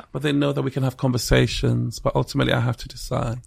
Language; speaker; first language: English; non-native, local second language; Akan